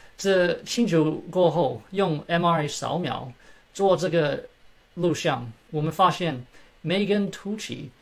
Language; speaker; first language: Chinese; early bilingual, heritage; Chinese